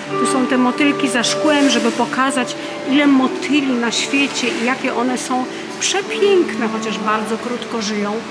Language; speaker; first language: Polish; native; Polish